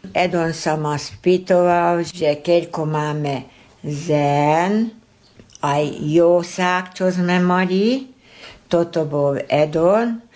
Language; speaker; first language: Slovak; native; Slovak